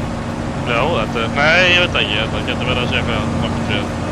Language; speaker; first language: Icelandic; native; Icelandic